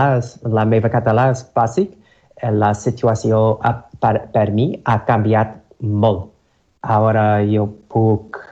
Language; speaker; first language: Catalan; non-native, learner; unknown